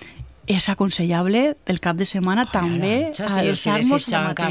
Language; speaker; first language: Catalan; native; Catalan